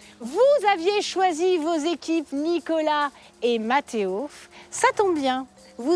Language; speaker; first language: French; native; French